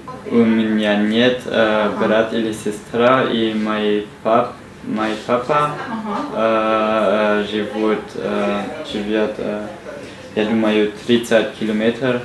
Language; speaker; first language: Russian; non-native, learner; German